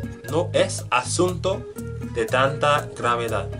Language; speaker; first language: Spanish; non-native, fluent; English